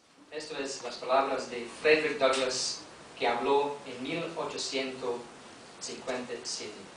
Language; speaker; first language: Spanish; non-native, learner; English